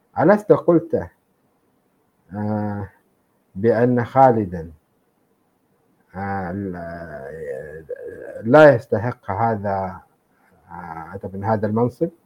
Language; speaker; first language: Arabic; non-native, fluent; Malay